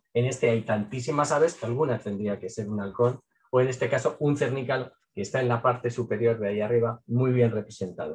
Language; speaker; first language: Spanish; native; Spanish